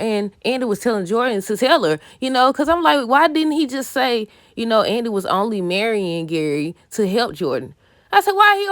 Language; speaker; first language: English; native; English